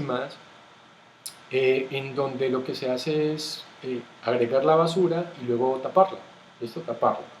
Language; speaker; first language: Spanish; native; Spanish